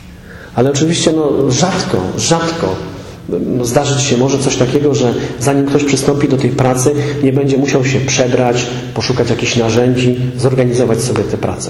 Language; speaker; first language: Polish; native; Polish